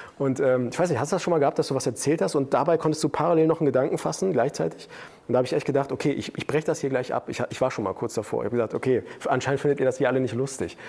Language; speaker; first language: German; early bilingual, other home language; Turkish